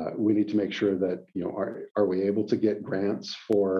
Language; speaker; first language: English; native; English